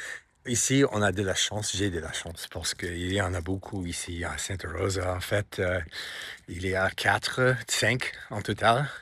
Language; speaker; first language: French; non-native, fluent; English